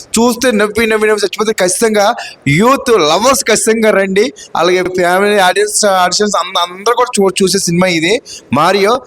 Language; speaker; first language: Telugu; native; Telugu